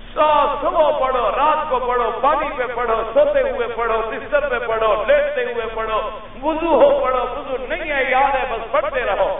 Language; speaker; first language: Urdu; native; Urdu